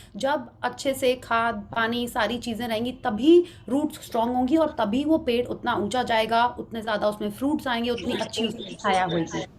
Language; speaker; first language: Hindi; native; Hindi